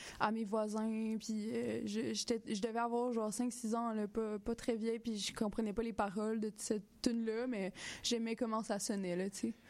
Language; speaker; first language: French; native; French